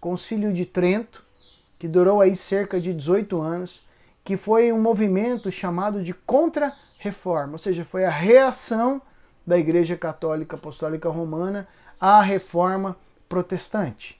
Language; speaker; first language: Portuguese; native; Portuguese